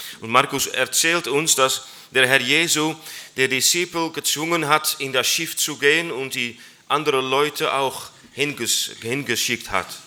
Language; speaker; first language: German; non-native, learner; Dutch